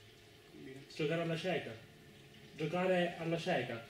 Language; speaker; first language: Italian; native; Italian